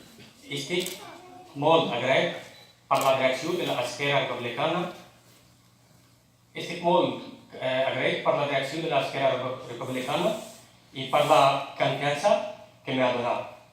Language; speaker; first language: Catalan; non-native, fluent; Urdu